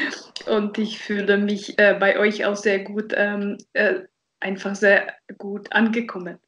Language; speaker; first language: German; non-native, fluent; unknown